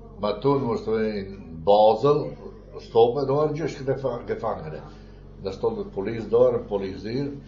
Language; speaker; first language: Dutch; non-native, fluent; Italian